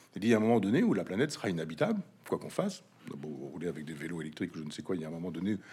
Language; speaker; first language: French; native; French